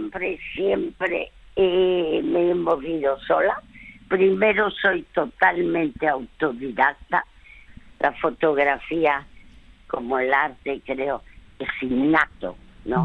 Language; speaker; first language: Spanish; early bilingual, other home language; French